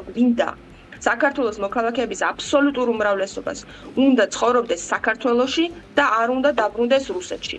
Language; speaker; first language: Georgian; native; Georgian